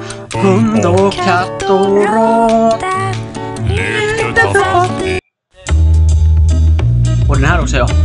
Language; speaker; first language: Swedish; native; Swedish